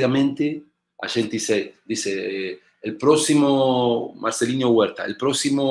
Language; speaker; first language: Portuguese; non-native, learner; Spanish